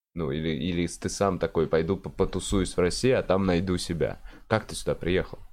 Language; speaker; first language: Russian; non-native, fluent; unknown